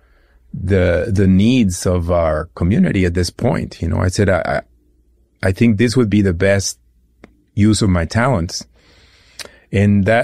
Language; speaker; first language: English; non-native, fluent; Spanish